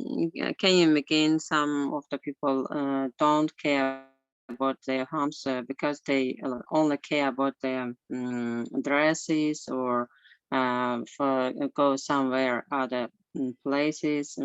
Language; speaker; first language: English; non-native, learner; Azerbaijani